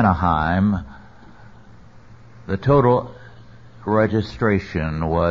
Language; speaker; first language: English; native; English